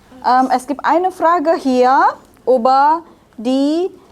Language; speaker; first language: German; non-native, learner; Indonesian